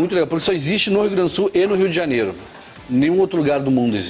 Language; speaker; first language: Portuguese; native; Portuguese